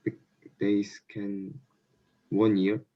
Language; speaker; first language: English; non-native, learner; Korean